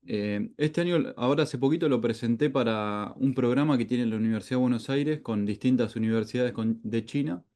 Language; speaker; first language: Spanish; native; Spanish